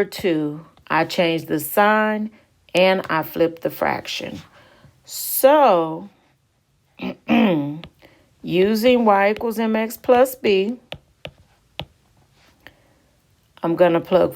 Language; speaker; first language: English; native; English